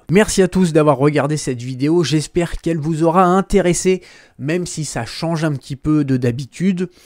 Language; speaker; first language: French; native; French